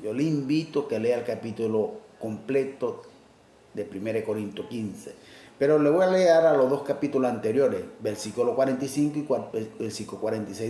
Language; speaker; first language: Spanish; native; Spanish